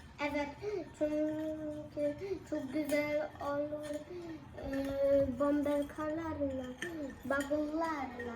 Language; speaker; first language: Turkish; early bilingual, heritage; Turkish